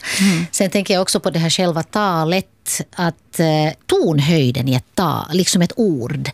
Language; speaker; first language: Swedish; native; Swedish